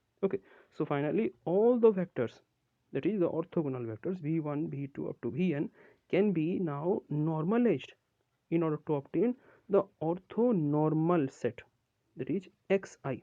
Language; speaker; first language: English; non-native, local second language; Odia